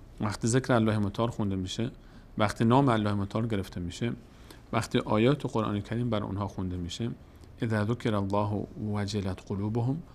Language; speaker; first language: Persian; native; Persian